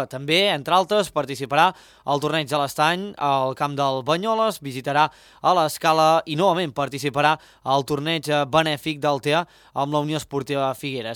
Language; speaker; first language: Catalan; native; Catalan